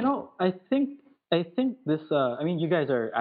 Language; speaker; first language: English; non-native, local second language; Filipino